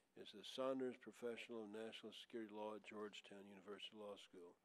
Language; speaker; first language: English; native; English